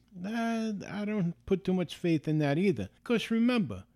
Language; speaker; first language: English; native; English